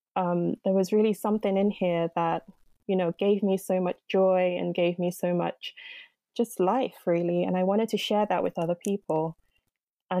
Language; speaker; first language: English; non-native, local second language; Yoruba